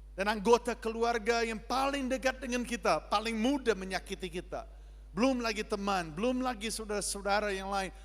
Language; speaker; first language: Indonesian; non-native, fluent; English